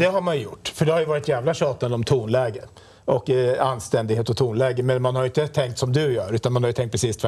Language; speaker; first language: Swedish; native; Swedish